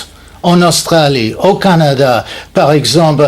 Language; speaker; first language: French; non-native, fluent; English